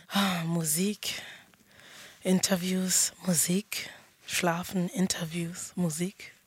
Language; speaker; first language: German; early bilingual, other home language; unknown